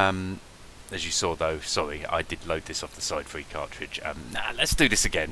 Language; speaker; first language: English; native; English